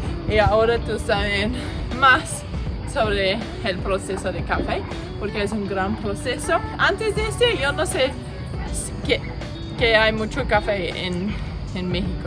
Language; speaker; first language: Spanish; non-native, learner; English